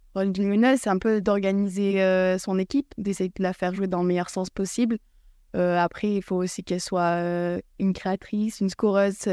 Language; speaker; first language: French; native; French